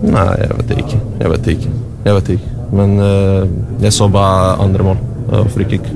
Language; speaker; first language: Norwegian; non-native, learner; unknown